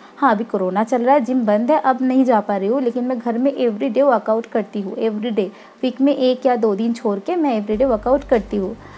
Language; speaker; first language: Hindi; non-native, local second language; Bangla